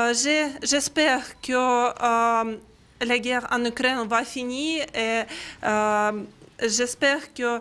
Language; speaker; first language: French; non-native, learner; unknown